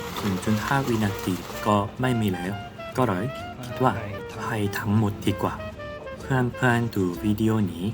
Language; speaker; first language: Thai; non-native, learner; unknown